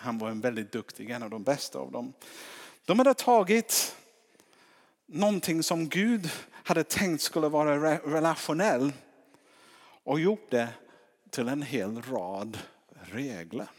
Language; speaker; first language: Swedish; non-native, fluent; English